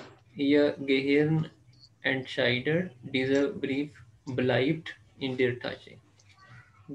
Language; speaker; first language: German; non-native, fluent; Urdu